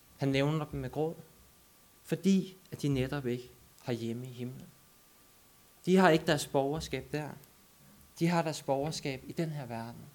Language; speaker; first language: Danish; native; Danish